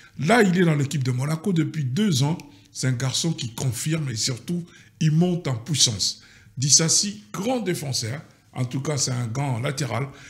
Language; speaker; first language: French; non-native, local second language; Lingala